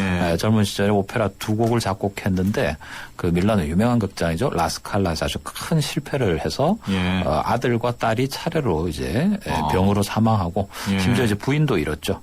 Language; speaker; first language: Korean; native; Korean